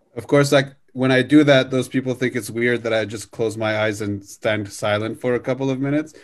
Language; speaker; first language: English; native; English